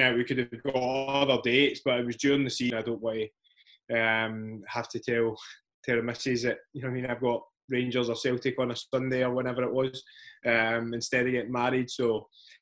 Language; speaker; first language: English; native; English